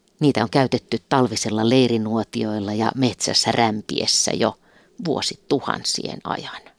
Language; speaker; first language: Finnish; native; Finnish